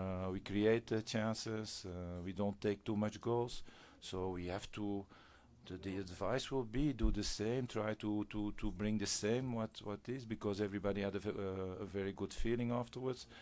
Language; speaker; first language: English; non-native, fluent; Dutch